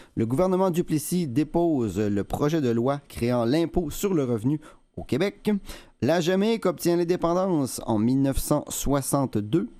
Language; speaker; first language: French; native; French